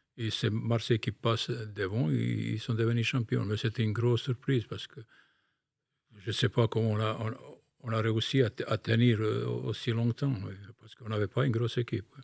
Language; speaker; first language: French; non-native, fluent; Bosnian